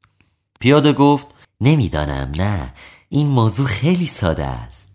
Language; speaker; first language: Persian; native; Persian